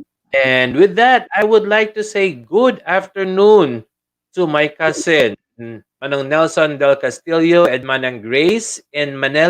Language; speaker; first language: English; non-native, local second language; Filipino